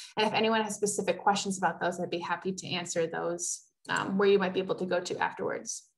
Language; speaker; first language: English; native; English